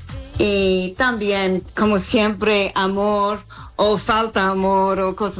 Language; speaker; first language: Spanish; non-native, fluent; English